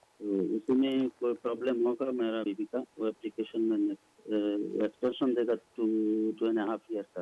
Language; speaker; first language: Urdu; non-native, learner; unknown